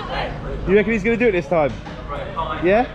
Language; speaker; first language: English; native; English